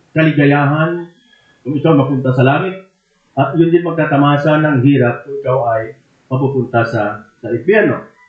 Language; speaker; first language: Filipino; native; Filipino